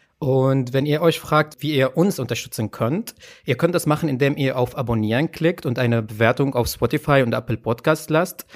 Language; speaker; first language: German; native; German